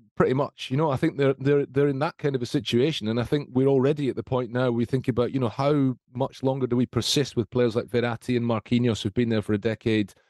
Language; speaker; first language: English; native; English